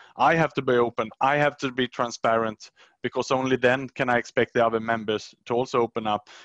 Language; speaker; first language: English; non-native, fluent; Swedish